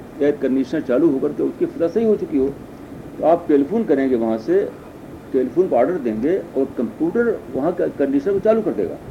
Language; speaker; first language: Urdu; native; Urdu